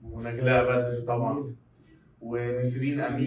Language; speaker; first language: Arabic; native; Arabic